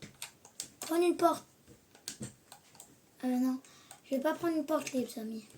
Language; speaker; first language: French; native; French